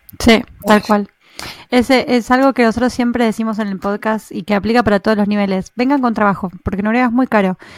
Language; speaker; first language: Spanish; native; Spanish